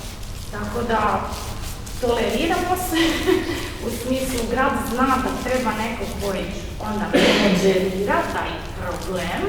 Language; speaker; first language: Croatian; non-native, fluent; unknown